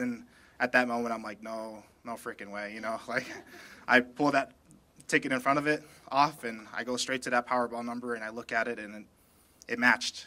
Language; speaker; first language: English; early bilingual, other home language; Spanish